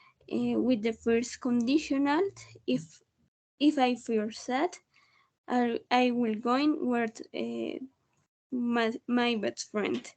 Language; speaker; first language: English; non-native, learner; Spanish